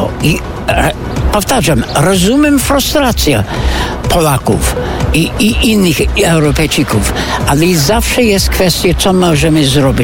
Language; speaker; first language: Polish; non-native, fluent; English